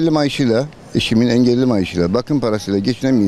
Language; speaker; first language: Turkish; native; Turkish